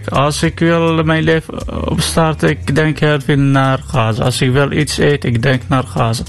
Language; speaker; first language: Dutch; non-native, learner; Arabic